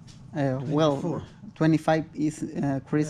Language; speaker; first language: English; non-native, learner; Spanish